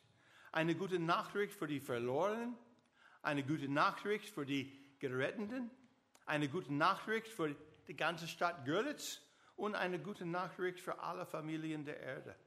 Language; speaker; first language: German; non-native, learner; English